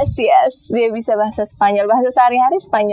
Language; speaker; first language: Indonesian; native; Indonesian